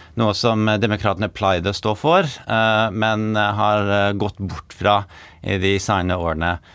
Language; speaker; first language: Norwegian; non-native, fluent; English